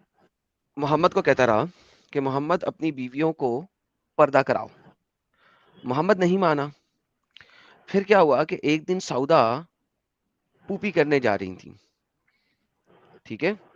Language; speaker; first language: Hindi; native; Hindi